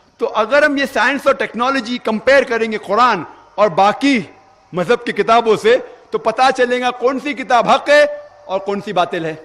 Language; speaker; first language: Urdu; non-native, local second language; Konkani